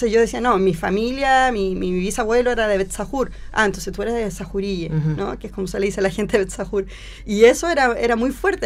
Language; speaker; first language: Spanish; native; Spanish